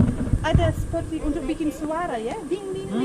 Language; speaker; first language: Indonesian; non-native, fluent; English